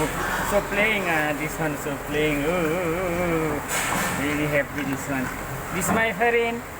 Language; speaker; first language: English; non-native, learner; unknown